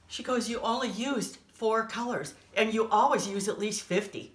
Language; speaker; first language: English; native; English